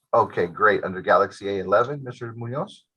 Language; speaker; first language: English; native; English